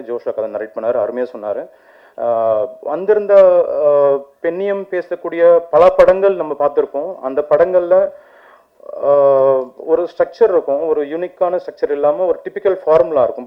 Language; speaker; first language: Tamil; native; Tamil